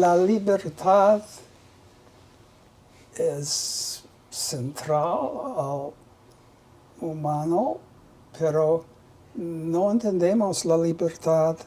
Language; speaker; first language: Spanish; non-native, learner; English